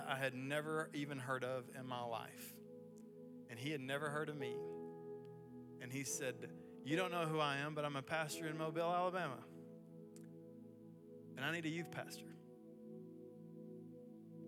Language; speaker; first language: English; native; English